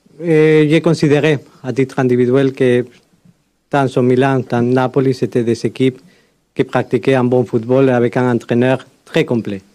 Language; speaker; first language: French; non-native, fluent; Spanish